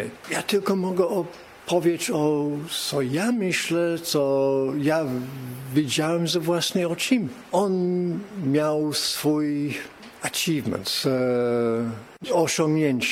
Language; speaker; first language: Polish; early bilingual, heritage; English